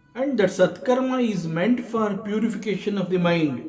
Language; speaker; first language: English; non-native, local second language; Kannada